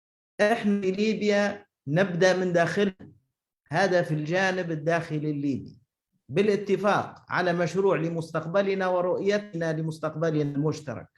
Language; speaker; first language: Arabic; native; Arabic